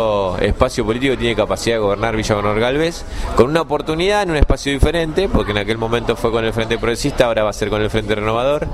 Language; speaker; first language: Spanish; native; Spanish